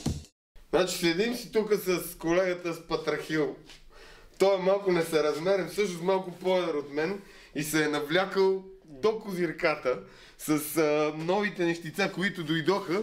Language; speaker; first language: Bulgarian; native; Bulgarian